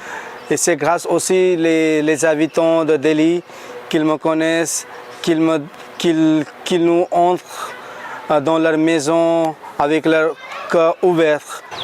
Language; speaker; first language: French; non-native, learner; Hindi